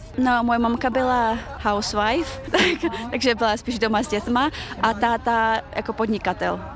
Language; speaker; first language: Czech; early bilingual, heritage; Czech